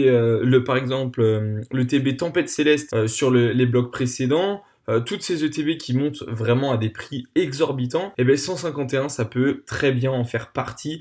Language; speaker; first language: French; native; French